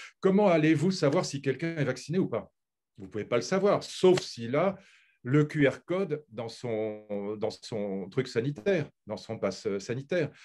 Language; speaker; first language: French; native; French